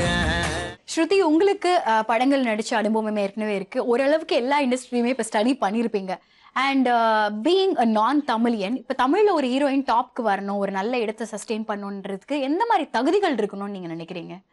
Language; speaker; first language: Tamil; native; Tamil